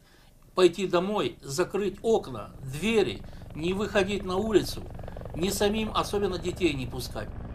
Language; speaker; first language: Russian; native; Russian